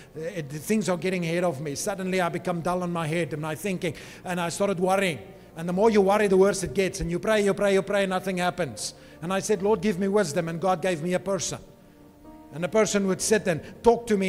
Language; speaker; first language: English; non-native, local second language; Afrikaans